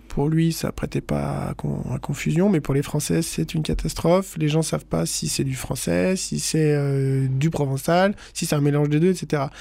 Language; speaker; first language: French; native; French